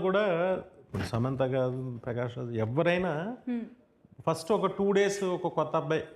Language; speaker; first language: Telugu; native; Telugu